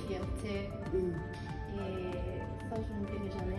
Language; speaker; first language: French; non-native, fluent; Persian